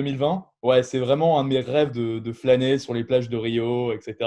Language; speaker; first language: French; native; French